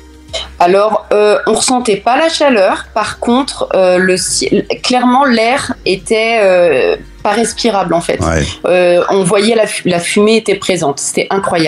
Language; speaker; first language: French; native; French